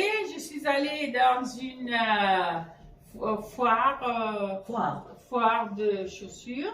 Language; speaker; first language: French; non-native, fluent; Italian